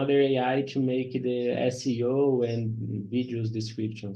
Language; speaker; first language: English; non-native, learner; Portuguese